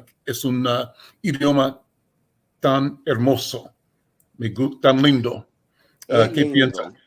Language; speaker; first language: Spanish; non-native, fluent; English